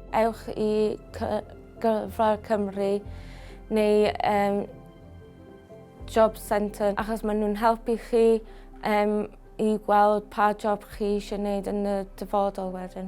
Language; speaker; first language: Welsh; non-native, local second language; English